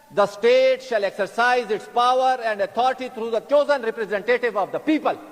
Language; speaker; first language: English; non-native, local second language; Pashto